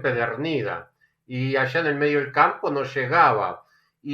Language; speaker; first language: Spanish; native; Spanish